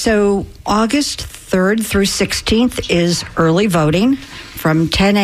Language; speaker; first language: English; native; English